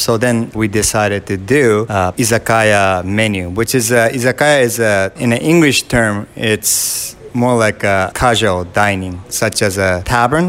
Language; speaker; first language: English; non-native, fluent; Japanese